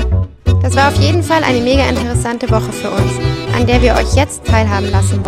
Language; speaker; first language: German; native; German